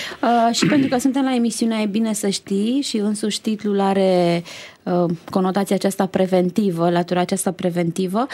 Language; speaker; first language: Romanian; native; Romanian